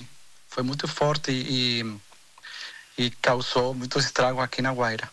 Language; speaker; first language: Portuguese; non-native, fluent; Spanish